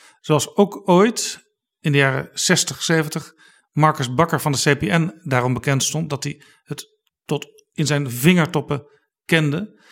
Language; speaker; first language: Dutch; native; Dutch